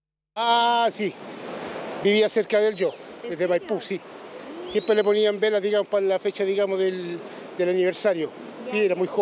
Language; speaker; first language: Spanish; native; Spanish